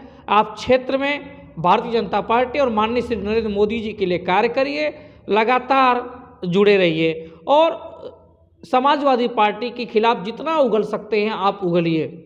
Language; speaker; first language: Hindi; native; Hindi